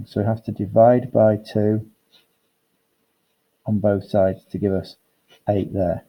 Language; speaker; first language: English; native; English